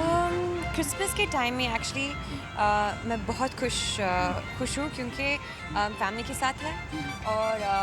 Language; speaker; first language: Hindi; non-native, fluent; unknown